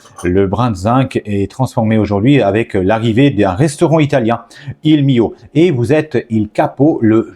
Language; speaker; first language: French; native; French